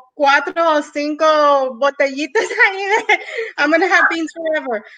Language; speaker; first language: Spanish; early bilingual, heritage; Spanish